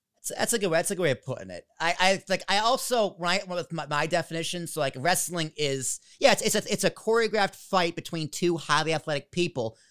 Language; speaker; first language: English; native; English